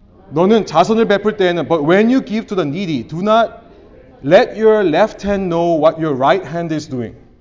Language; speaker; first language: English; non-native, fluent; Korean